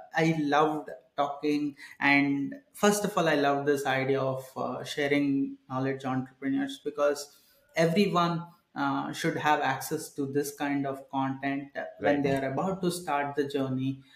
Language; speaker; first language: English; non-native, local second language; Telugu